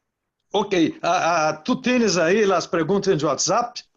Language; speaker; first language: Spanish; non-native, local second language; Portuguese